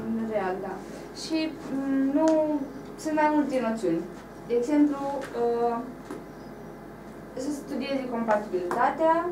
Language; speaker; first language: Romanian; native; Romanian